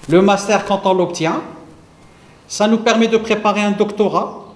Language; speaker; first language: French; non-native, local second language; Arabic